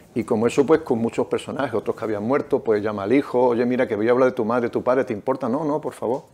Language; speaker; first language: Spanish; native; Spanish